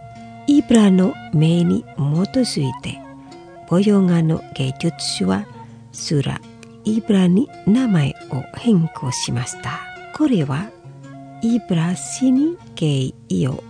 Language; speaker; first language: Japanese; non-native, fluent; Indonesian